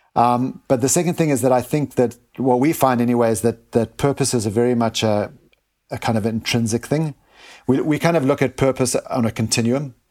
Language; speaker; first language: English; native; English